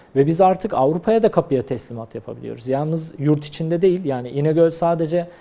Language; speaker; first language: Turkish; native; Turkish